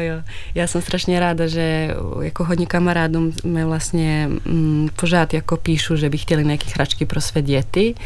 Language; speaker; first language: Czech; non-native, fluent; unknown